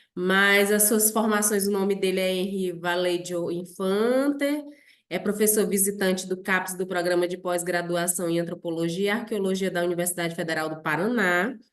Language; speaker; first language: Portuguese; native; Portuguese